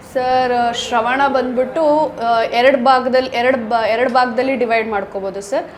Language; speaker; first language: Kannada; native; Kannada